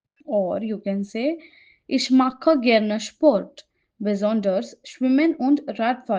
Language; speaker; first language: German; non-native, fluent; Hindi